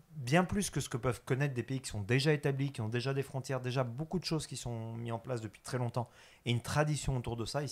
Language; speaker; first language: French; native; French